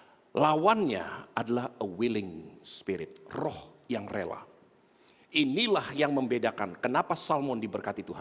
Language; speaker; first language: Indonesian; native; Indonesian